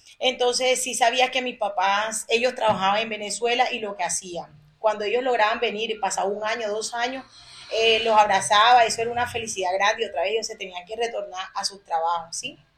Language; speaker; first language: Spanish; native; Spanish